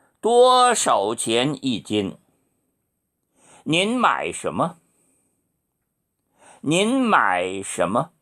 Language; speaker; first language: Chinese; non-native, fluent; Korean